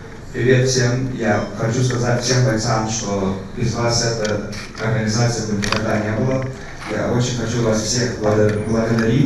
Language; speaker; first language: Russian; non-native, fluent; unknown